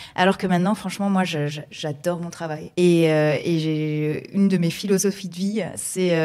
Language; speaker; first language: French; native; French